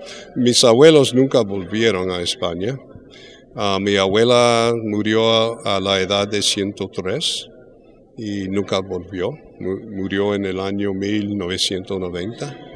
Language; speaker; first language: Spanish; early bilingual, heritage; English